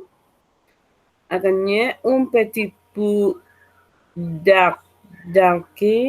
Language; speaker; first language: French; non-native, learner; Spanish